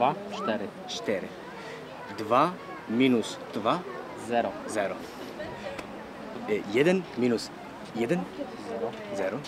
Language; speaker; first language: Polish; non-native, learner; Finnish